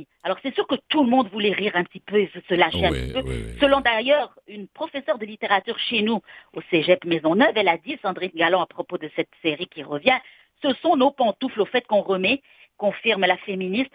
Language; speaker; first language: French; native; French